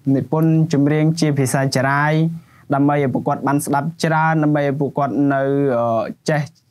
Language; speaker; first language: Khmer; non-native, local second language; Jarai